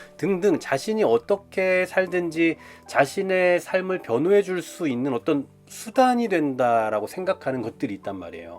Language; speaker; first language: Korean; native; Korean